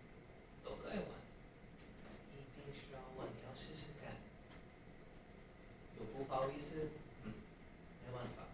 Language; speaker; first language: Chinese; non-native, learner; English